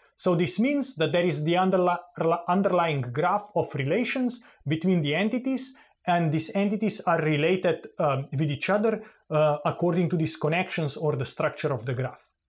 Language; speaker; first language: English; non-native, fluent; Slovenian